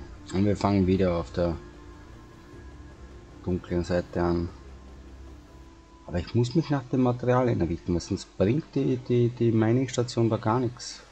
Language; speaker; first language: German; native; German